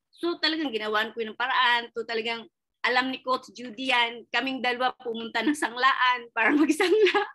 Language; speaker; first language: Filipino; non-native, local second language; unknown